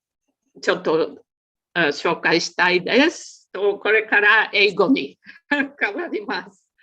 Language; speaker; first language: Japanese; non-native, learner; Bulgarian